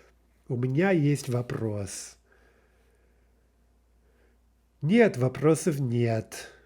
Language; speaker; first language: Russian; non-native, fluent; English